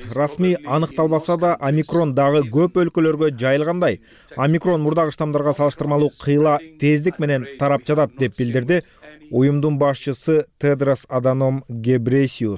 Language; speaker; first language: Kyrgyz; native; Kyrgyz